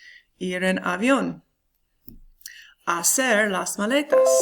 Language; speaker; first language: Spanish; non-native, fluent; English